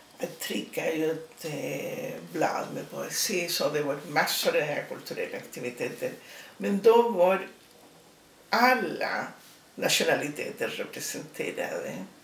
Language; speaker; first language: Swedish; non-native, fluent; Spanish